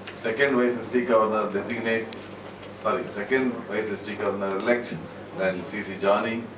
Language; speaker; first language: English; non-native, local second language; Tamil